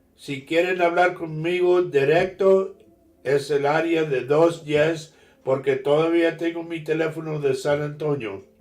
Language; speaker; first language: Spanish; early bilingual, other home language; English